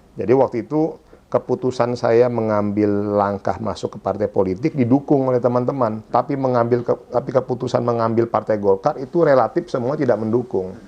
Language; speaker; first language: Indonesian; native; Indonesian